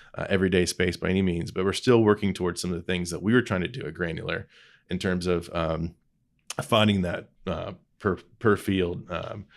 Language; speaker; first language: English; native; English